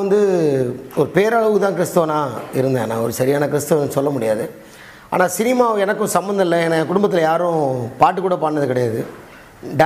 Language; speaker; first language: Tamil; native; Tamil